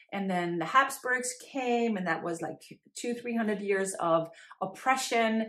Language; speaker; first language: English; non-native, fluent; Dutch